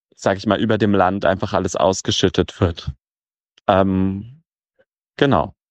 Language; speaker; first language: German; native; German